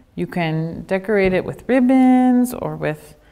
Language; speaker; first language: English; native; English